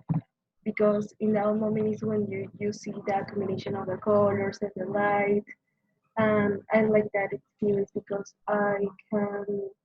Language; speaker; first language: English; non-native, learner; Spanish